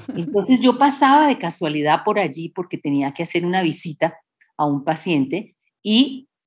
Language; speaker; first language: Spanish; native; Spanish